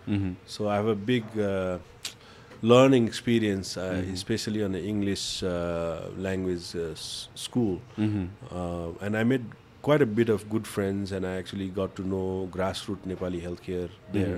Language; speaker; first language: English; non-native, local second language; Maithili